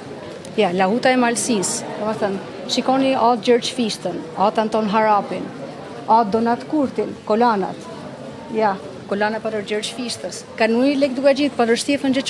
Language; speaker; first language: Albanian; native; Albanian